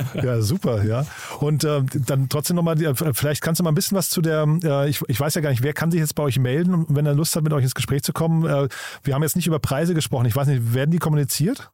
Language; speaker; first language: German; native; German